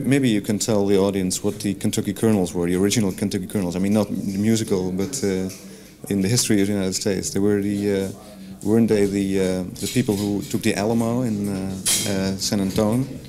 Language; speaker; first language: English; non-native, fluent; Dutch